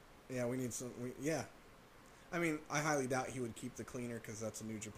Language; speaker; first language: English; native; English